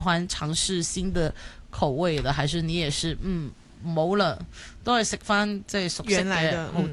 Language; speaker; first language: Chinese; non-native, local second language; Cantonese